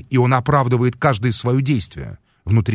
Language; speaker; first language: Russian; native; Russian